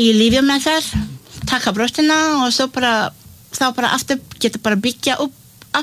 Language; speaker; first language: Icelandic; non-native, learner; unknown